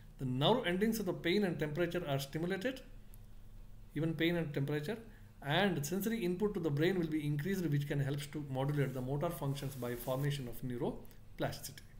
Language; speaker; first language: English; non-native, local second language; Kannada